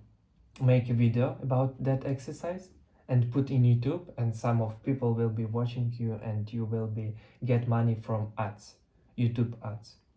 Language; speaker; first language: English; non-native, learner; Russian